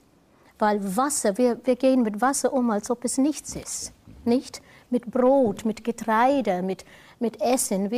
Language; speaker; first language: German; non-native, fluent; English